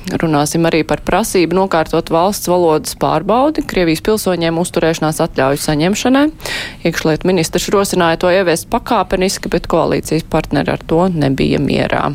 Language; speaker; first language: Latvian; native; Latvian